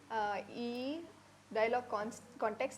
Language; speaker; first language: Telugu; non-native, learner; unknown